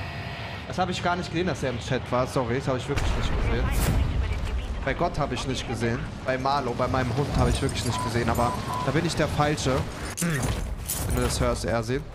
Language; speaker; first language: German; native; German